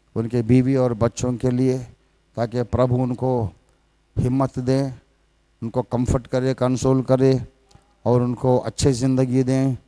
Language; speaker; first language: Hindi; non-native, local second language; Telugu